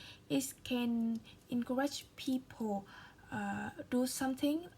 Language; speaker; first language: English; non-native, learner; Vietnamese